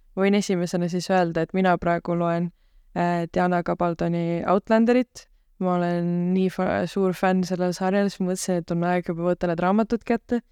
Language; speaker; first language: Estonian; native; Estonian